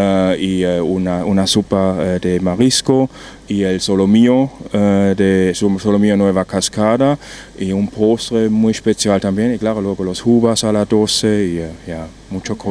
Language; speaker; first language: Spanish; non-native, learner; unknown